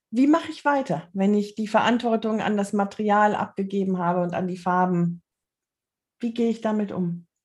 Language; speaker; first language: German; native; German